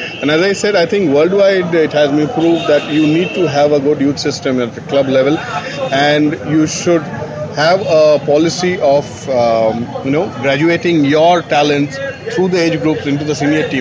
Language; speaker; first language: English; non-native, local second language; Bangla